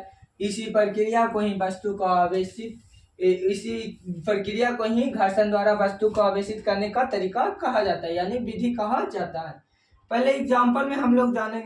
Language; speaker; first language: Hindi; native; Hindi